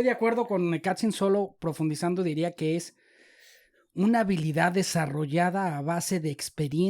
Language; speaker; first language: Spanish; native; Spanish